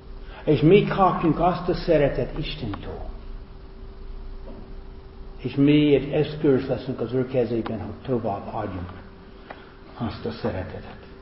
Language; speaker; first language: Hungarian; non-native, fluent; English